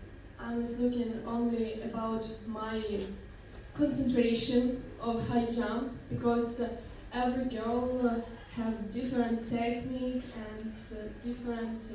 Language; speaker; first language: English; non-native, learner; Ukrainian